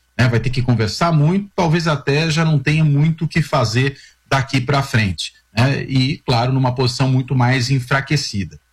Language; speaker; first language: Portuguese; native; Portuguese